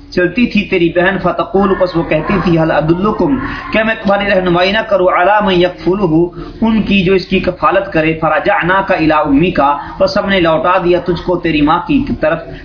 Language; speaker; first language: Urdu; native; Urdu